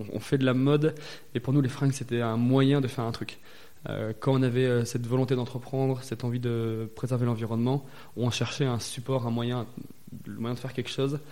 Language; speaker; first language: French; native; French